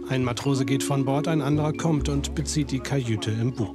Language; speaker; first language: German; native; German